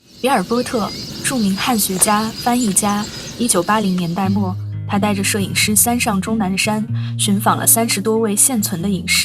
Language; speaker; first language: Chinese; native; Chinese